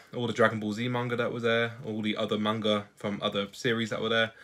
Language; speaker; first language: English; native; English